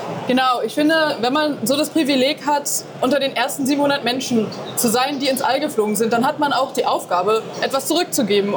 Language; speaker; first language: German; native; German